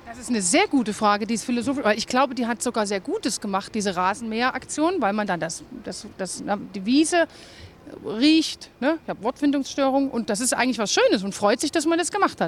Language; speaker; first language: German; native; German